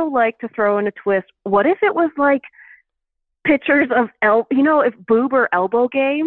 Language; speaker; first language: English; native; English